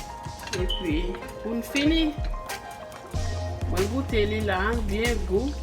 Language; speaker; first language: French; non-native, learner; Haitian Creole